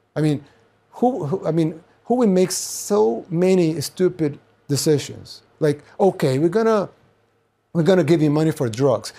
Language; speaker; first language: English; non-native, fluent; Spanish